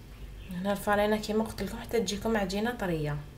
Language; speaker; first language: Arabic; native; Arabic